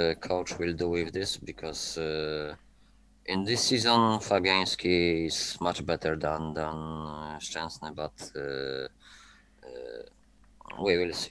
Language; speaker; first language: English; non-native, learner; Polish